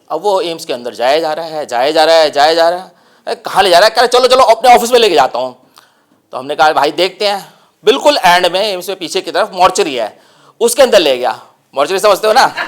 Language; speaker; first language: Hindi; non-native, local second language; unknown